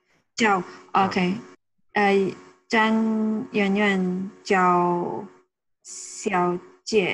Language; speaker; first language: Chinese; non-native, learner; English